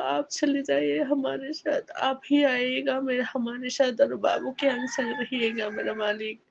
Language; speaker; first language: Hindi; non-native, local second language; Assamese